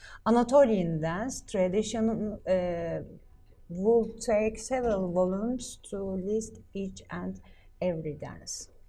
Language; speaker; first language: English; non-native, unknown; Turkish